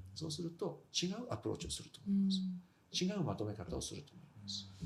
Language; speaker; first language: Japanese; native; Japanese